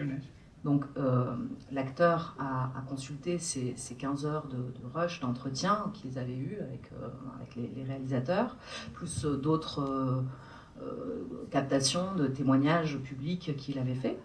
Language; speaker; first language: French; native; French